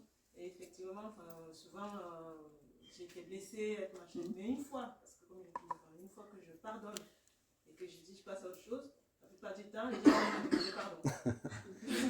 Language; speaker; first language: French; native; French